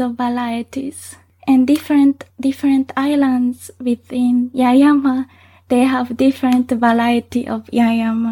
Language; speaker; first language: English; non-native, fluent; Japanese